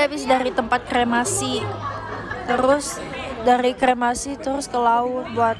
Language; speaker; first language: Indonesian; native; Indonesian